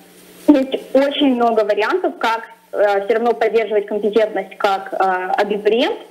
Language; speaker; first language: Russian; early bilingual, other home language; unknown